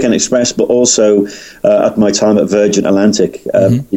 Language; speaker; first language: English; native; English